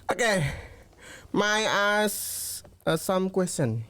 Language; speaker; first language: English; non-native, learner; Indonesian